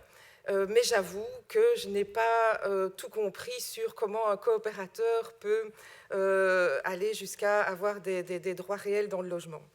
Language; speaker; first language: French; native; French